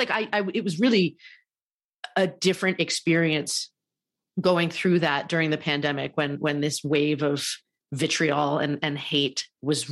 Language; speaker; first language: English; native; English